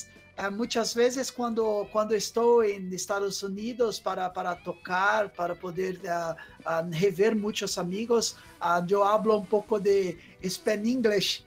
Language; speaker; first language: Spanish; non-native, fluent; Portuguese